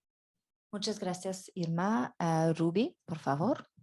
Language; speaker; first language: Spanish; non-native, fluent; French